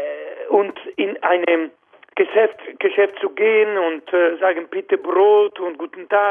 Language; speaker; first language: German; non-native, fluent; Spanish